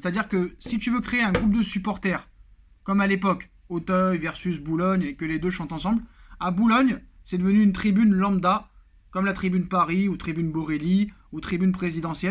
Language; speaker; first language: French; native; French